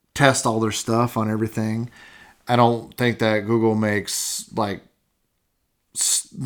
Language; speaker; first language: English; native; English